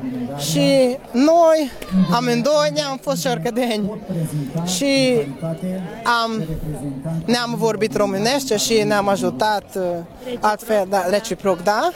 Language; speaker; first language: Romanian; non-native, learner; Hungarian